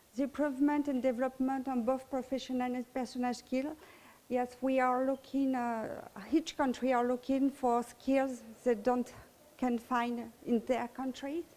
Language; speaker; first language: English; non-native, learner; French